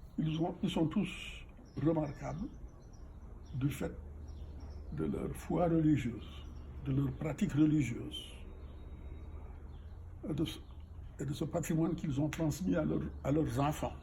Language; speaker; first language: French; non-native, local second language; Fula